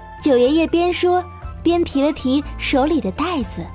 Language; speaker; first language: Chinese; native; Chinese